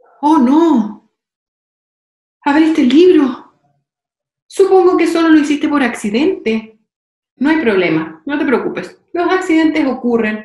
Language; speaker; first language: Spanish; native; Spanish